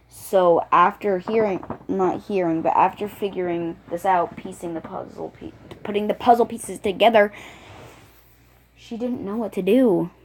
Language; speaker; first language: English; native; English